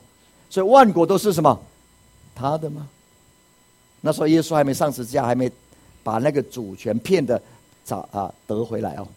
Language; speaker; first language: Chinese; native; Chinese